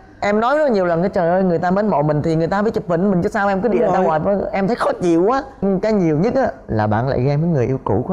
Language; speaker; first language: Vietnamese; native; Vietnamese